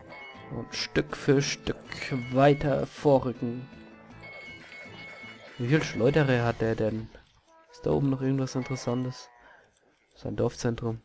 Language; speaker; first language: German; native; German